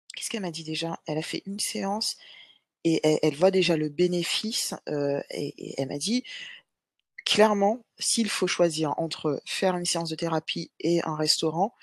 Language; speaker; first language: French; native; French